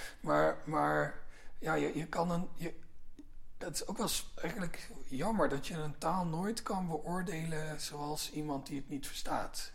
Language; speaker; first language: Dutch; native; Dutch